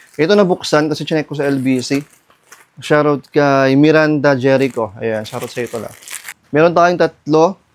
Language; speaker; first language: Filipino; non-native, local second language; Iloko